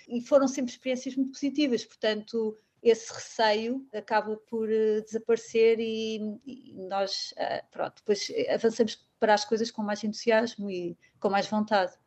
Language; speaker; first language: Portuguese; native; Portuguese